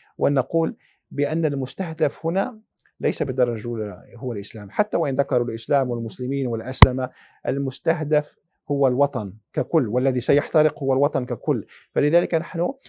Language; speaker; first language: Arabic; early bilingual, heritage; Arabic